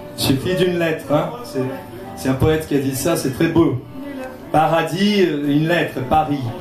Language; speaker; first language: French; non-native, fluent; Portuguese